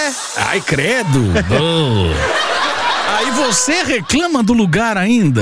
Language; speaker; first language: Portuguese; native; Portuguese